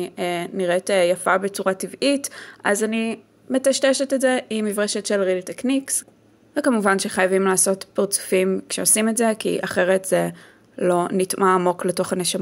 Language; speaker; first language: Hebrew; native; Hebrew